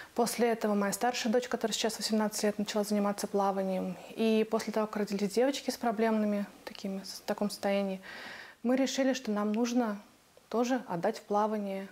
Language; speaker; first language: Russian; native; Russian